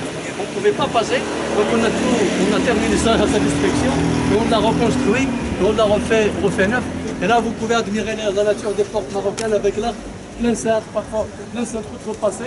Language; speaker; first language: French; non-native, local second language; Arabic